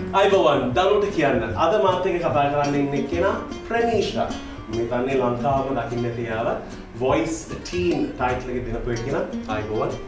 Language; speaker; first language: Sinhala; non-native, local second language; Tamil